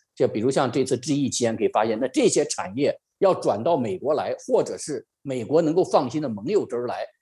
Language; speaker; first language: Chinese; native; Chinese